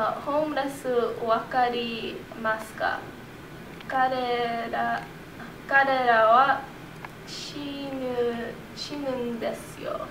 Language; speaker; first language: Japanese; non-native, learner; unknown